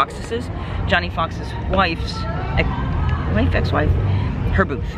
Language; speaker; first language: English; native; English